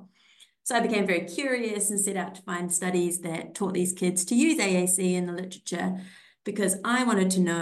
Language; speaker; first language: English; native; English